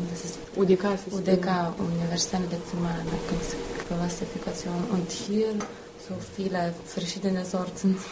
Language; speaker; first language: German; non-native, learner; Lithuanian